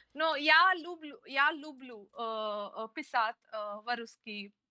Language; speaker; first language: Russian; non-native, learner; Telugu